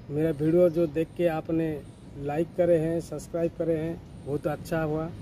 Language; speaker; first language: Hindi; non-native, local second language; Odia